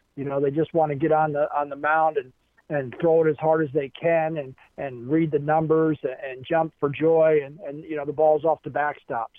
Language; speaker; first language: English; native; English